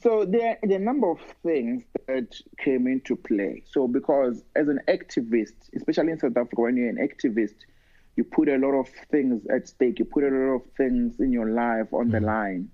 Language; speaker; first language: English; non-native, local second language; Northern Sotho